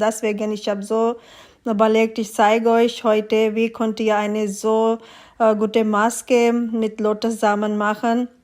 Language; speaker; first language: German; non-native, learner; Urdu